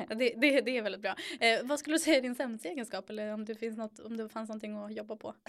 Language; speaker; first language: Swedish; native; Swedish